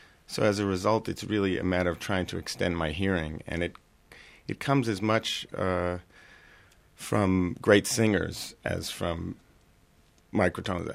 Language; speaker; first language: English; native; English